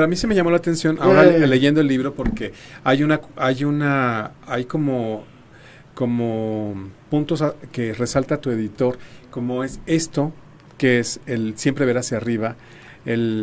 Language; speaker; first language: Spanish; native; Spanish